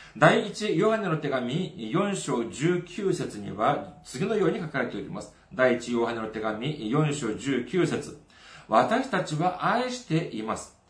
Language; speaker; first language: Japanese; non-native, fluent; Korean